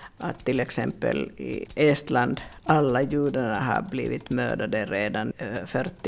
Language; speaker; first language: Swedish; non-native, local second language; Finnish